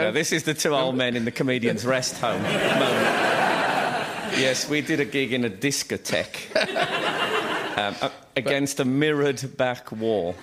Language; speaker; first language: English; native; English